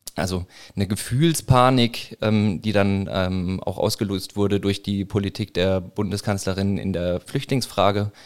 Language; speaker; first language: German; native; German